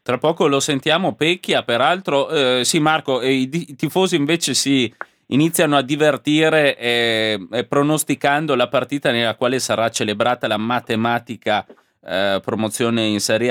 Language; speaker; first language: Italian; native; Italian